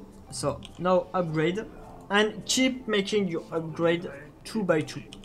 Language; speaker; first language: English; non-native, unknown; French